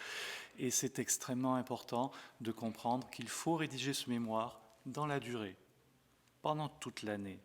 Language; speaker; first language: French; native; French